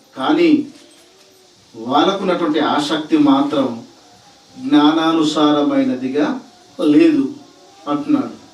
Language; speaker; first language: Telugu; non-native, local second language; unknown